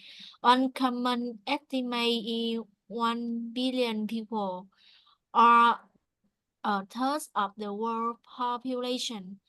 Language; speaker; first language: English; non-native, learner; Vietnamese